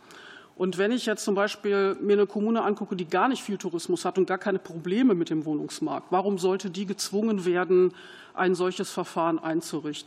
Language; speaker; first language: German; native; German